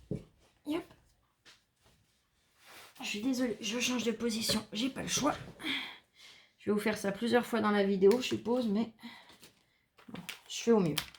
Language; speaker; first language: French; native; French